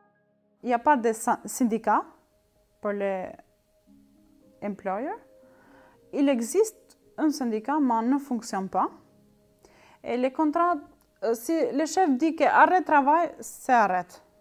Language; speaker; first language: French; non-native, learner; Albanian